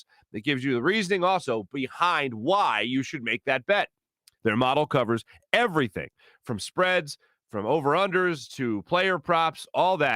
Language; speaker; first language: English; native; English